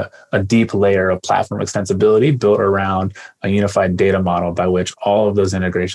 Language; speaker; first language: English; native; English